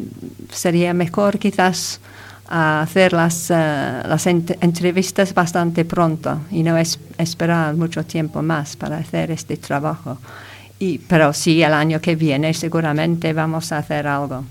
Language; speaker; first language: Spanish; non-native, fluent; English